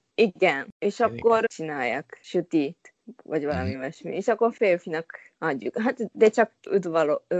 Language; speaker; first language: Hungarian; non-native, fluent; Japanese